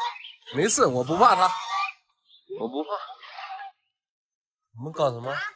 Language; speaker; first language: Chinese; native; Chinese